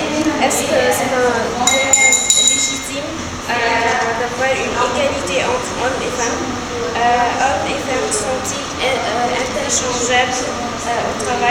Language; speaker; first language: French; non-native, learner; Arabic